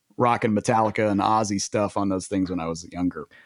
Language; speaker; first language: English; early bilingual, other home language; Italian